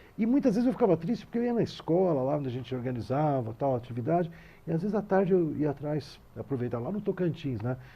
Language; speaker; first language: Portuguese; native; Portuguese